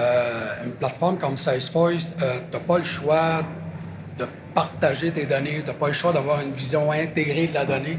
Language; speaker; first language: French; native; French